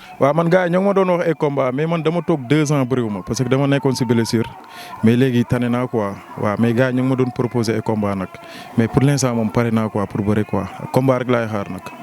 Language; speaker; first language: Wolof; non-native, local second language; Jola-Fonyi